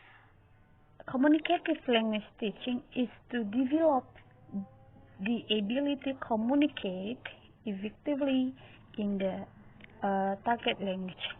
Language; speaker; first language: English; non-native, learner; Indonesian